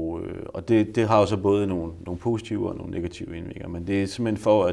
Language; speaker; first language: Danish; native; Danish